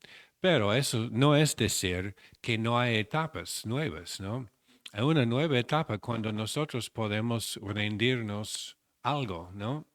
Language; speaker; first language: Spanish; non-native, fluent; English